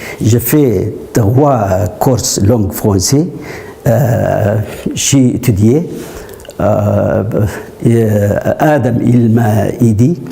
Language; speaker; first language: French; non-native, learner; Arabic